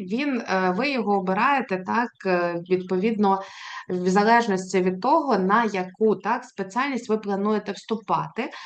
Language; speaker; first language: Ukrainian; native; Ukrainian